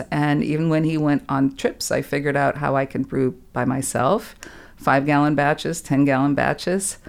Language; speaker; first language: English; non-native, fluent; German